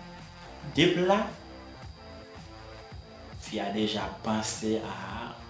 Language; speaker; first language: French; non-native, learner; Haitian Creole